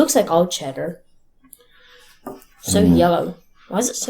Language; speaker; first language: English; native; English